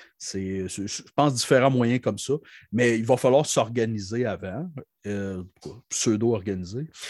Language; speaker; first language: French; native; French